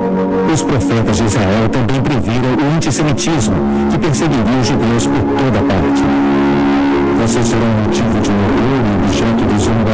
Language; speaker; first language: Portuguese; non-native, fluent; Korean